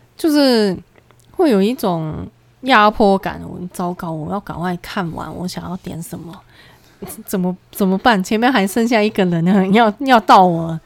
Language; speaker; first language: Chinese; non-native, local second language; Cantonese